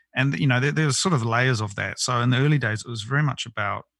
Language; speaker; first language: English; native; English